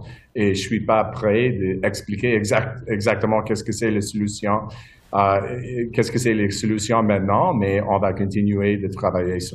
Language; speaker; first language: French; non-native, local second language; English